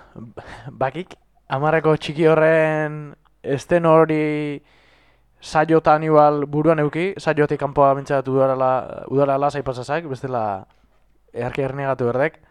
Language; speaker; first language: Basque; native; Basque